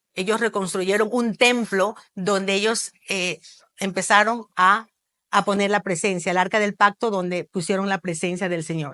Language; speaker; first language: Spanish; native; Spanish